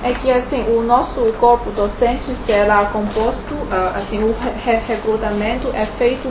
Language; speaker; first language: Portuguese; non-native, fluent; Chinese